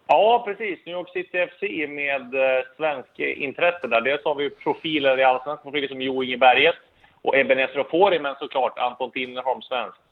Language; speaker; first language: Swedish; native; Swedish